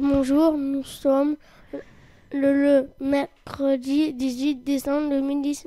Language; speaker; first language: French; native; French